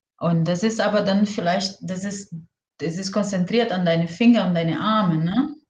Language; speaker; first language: German; non-native, fluent; Portuguese